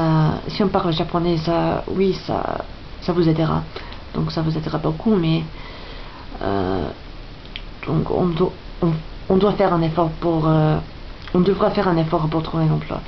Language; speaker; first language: French; non-native, fluent; English